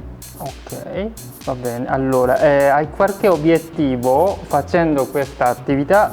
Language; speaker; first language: Italian; non-native, fluent; Japanese